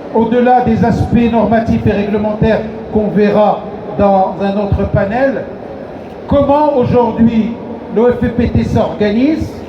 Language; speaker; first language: French; non-native, local second language; Arabic